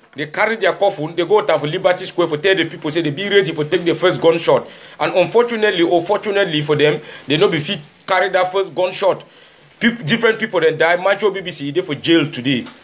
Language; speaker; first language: Nigerian Pidgin; native; Nigerian Pidgin